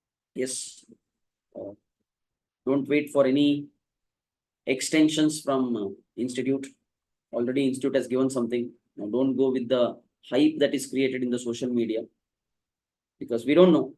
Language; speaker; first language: English; non-native, local second language; Kannada